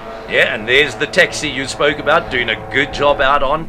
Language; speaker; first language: English; native; English